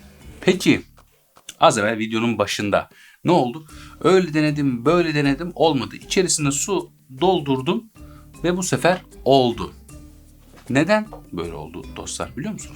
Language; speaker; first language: Turkish; native; Turkish